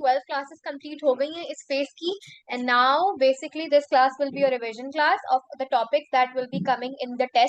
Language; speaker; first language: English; non-native, local second language; Urdu